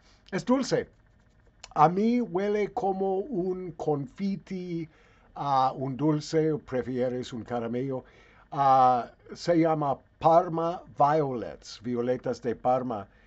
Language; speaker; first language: Spanish; non-native, fluent; English